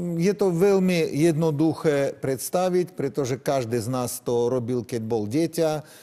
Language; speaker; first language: Slovak; non-native, fluent; Armenian